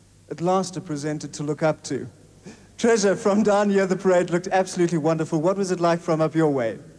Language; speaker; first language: English; non-native, local second language; Afrikaans